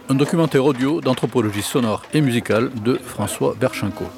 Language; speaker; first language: French; native; French